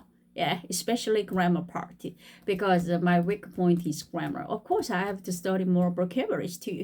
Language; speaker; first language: English; non-native, fluent; Korean